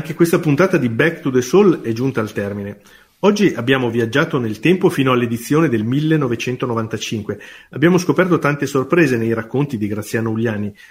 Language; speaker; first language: Italian; native; Italian